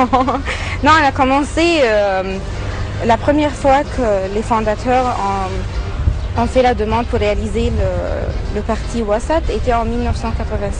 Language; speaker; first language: French; non-native, fluent; Arabic